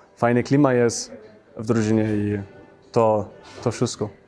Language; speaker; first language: Polish; early bilingual, heritage; Polish